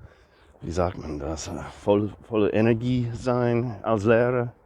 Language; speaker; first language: German; non-native, learner; English